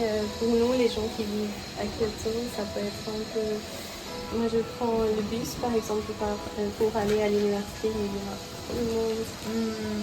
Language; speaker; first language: French; non-native, fluent; Japanese